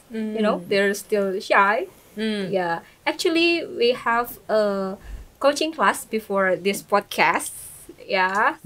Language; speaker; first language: English; non-native, fluent; Indonesian